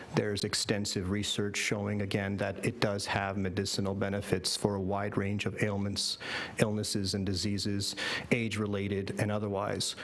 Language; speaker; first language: English; native; English